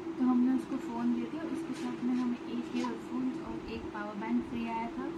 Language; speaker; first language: Hindi; non-native, local second language; Gujarati